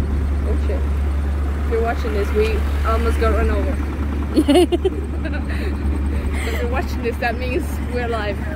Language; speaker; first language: English; non-native, learner; Italian